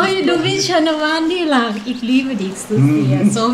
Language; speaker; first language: German; non-native, learner; Thai